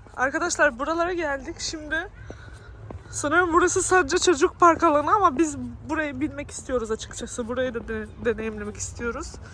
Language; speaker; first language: Turkish; non-native, fluent; Albanian